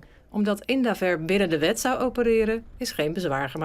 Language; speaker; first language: Dutch; native; Dutch